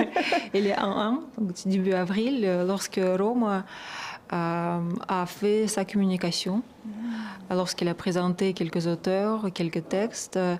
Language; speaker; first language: French; non-native, fluent; Russian